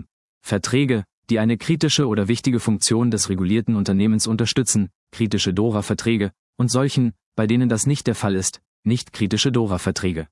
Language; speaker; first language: German; native; German